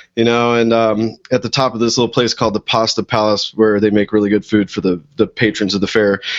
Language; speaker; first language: English; native; English